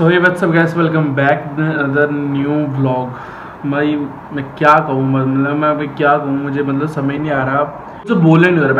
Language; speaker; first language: Hindi; native; Hindi